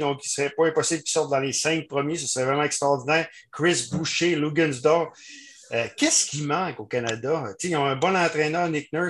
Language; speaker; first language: French; native; French